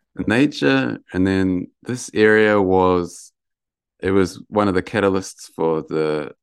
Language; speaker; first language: English; native; English